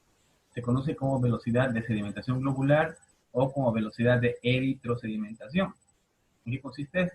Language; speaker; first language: Spanish; native; Spanish